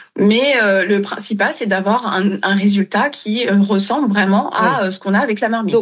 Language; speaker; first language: French; non-native, local second language; Wolof